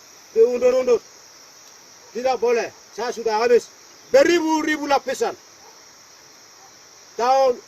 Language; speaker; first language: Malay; non-native, local second language; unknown